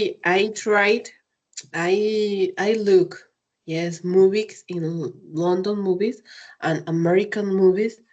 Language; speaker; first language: English; non-native, learner; Spanish